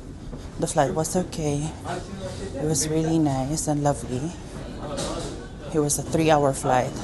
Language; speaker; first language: English; non-native, local second language; Filipino